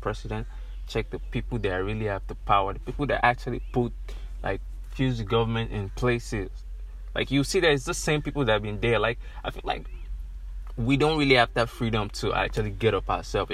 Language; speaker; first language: English; non-native, local second language; Yoruba